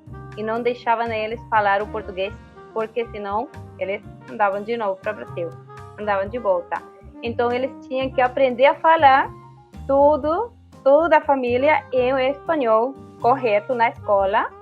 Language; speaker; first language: Portuguese; non-native, fluent; Spanish